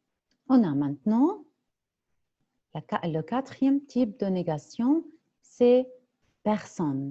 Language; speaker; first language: French; non-native, fluent; Arabic